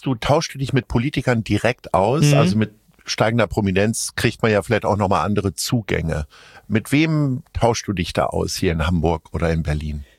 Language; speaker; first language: German; native; German